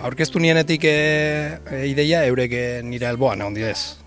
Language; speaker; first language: Basque; native; Basque